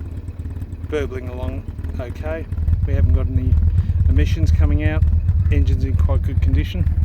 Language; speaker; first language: English; native; English